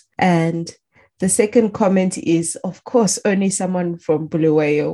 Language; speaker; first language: English; non-native, local second language; Shona